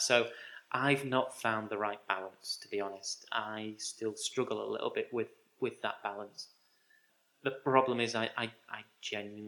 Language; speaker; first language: English; native; English